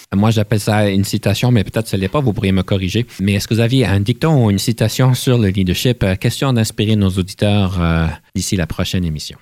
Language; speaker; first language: French; native; French